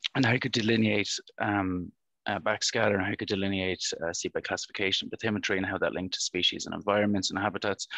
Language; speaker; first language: English; native; English